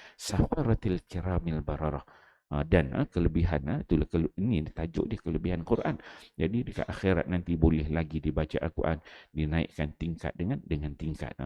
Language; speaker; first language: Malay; native; Malay